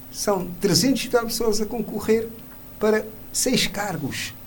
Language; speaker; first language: Portuguese; non-native, local second language; Kabuverdianu